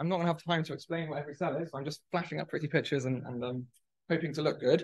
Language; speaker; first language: English; native; English